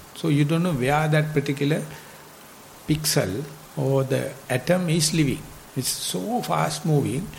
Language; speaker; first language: English; non-native, local second language; Sinhala